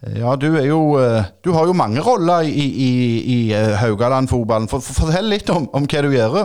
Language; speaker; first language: Norwegian; native; Norwegian